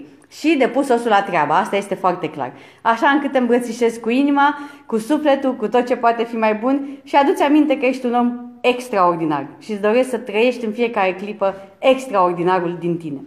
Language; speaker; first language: Romanian; native; Romanian